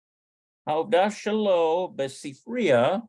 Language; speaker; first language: Hebrew; non-native, learner; English